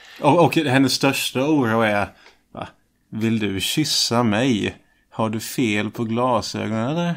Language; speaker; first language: Swedish; native; Swedish